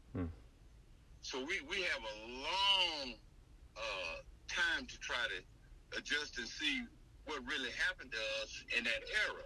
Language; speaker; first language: English; native; English